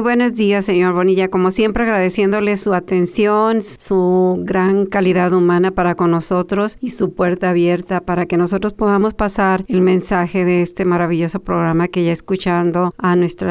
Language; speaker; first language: Spanish; native; Spanish